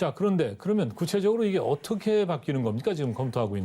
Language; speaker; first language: Korean; native; Korean